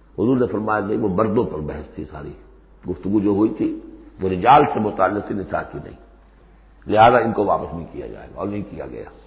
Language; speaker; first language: Urdu; native; Urdu